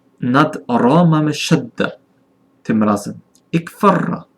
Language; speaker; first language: Polish; non-native, learner; German